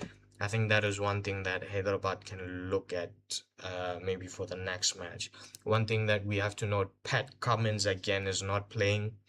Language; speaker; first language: English; non-native, local second language; Hindi